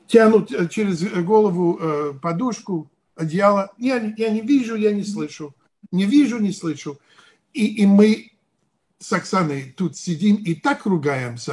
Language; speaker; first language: Russian; non-native, fluent; English